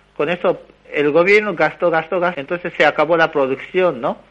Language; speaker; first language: Spanish; non-native, fluent; Japanese